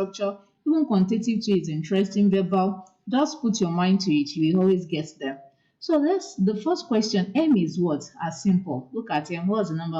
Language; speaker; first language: English; non-native, local second language; Yoruba